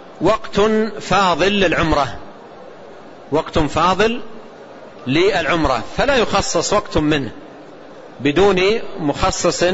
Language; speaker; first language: Arabic; native; Arabic